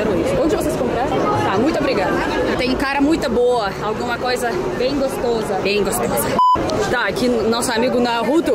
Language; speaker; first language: Portuguese; non-native, fluent; Russian